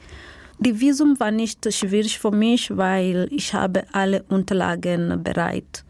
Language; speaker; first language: German; non-native, learner; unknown